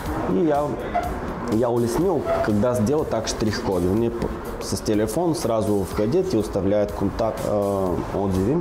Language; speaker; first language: Russian; non-native, learner; Bulgarian